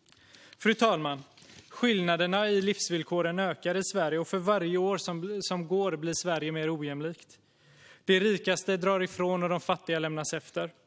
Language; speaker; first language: Swedish; native; Swedish